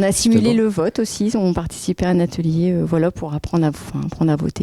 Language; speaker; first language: French; native; French